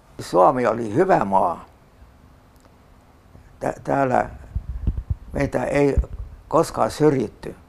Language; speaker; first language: Finnish; non-native, local second language; Tatar